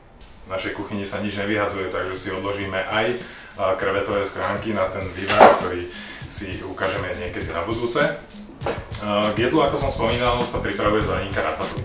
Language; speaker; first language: Slovak; native; Slovak